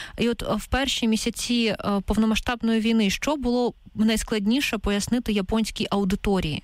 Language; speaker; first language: Ukrainian; native; Ukrainian